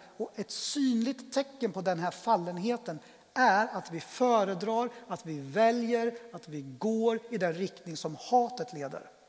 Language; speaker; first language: Swedish; native; Swedish